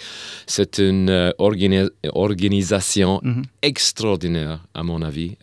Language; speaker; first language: French; non-native, learner; English